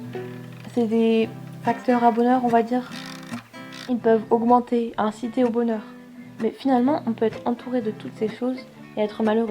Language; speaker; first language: French; native; French